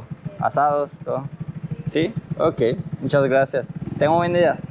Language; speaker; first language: Spanish; non-native, fluent; Portuguese